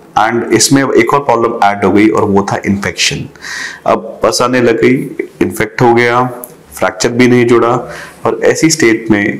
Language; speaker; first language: Hindi; native; Hindi